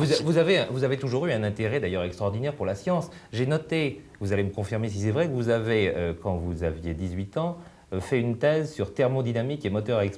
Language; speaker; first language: French; native; French